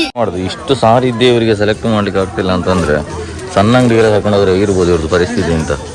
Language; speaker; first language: Kannada; non-native, local second language; Tulu